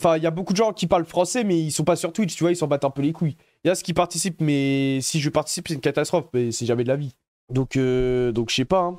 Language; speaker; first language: French; native; French